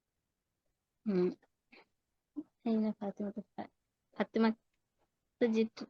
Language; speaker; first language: Arabic; non-native, learner; Bangla